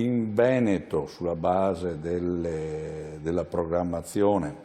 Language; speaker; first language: Italian; native; Italian